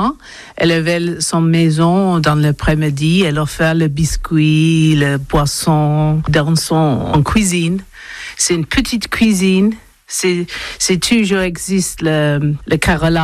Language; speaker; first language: French; non-native, local second language; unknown